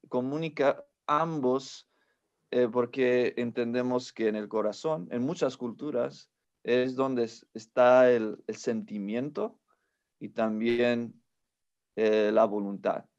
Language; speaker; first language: Spanish; non-native, fluent; English